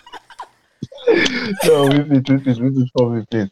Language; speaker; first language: English; non-native, learner; French